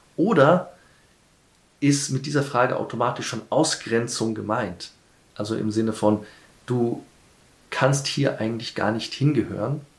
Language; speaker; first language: German; early bilingual, heritage; German